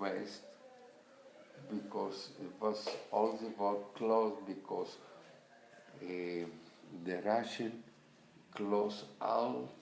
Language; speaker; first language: English; non-native, learner; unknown